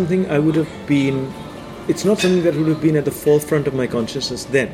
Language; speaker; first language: English; non-native, local second language; Bangla